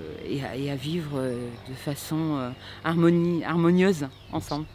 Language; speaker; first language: French; native; French